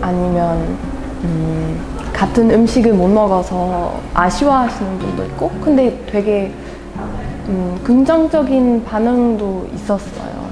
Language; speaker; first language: Korean; non-native, fluent; German